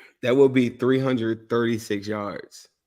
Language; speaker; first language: English; native; English